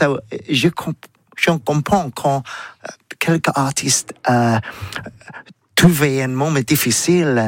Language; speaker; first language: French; non-native, learner; English